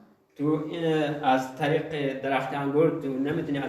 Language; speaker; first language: Persian; early bilingual, heritage; Persian